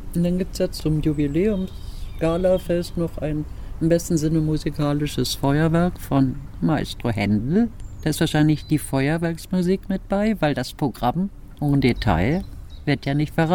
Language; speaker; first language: German; native; German